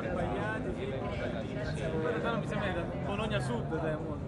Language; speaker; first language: Italian; native; Italian